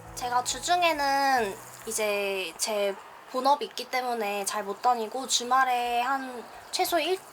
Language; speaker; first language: Korean; native; Korean